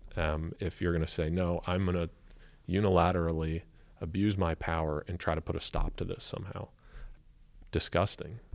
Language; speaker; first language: English; native; English